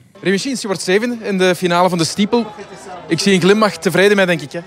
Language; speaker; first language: Dutch; native; Dutch